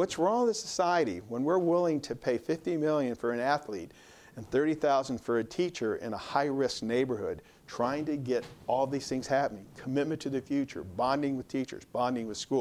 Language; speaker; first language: English; native; English